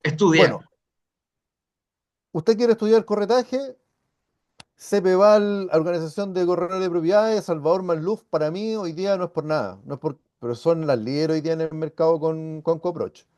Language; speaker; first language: Spanish; native; Spanish